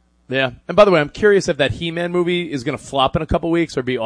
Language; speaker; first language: English; native; English